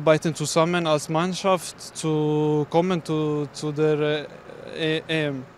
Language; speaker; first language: German; non-native, learner; Bosnian